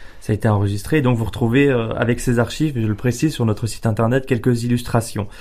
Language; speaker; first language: French; native; French